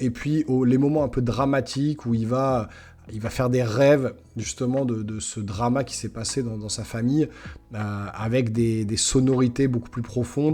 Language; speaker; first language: French; native; French